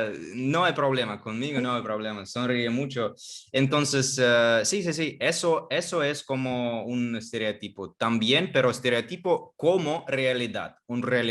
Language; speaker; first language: Spanish; non-native, fluent; Russian